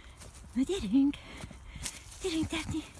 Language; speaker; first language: Hungarian; native; Hungarian